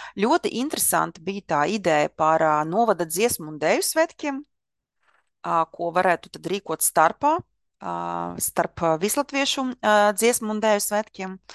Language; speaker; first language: Latvian; non-native, local second language; Russian